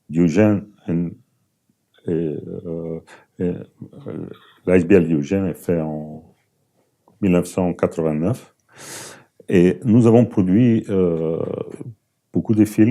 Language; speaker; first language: French; non-native, fluent; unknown